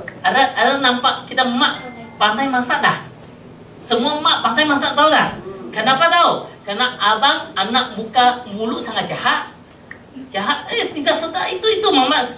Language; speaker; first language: Malay; non-native, local second language; Chinese